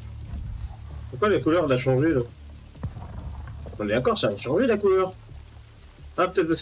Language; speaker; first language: French; native; French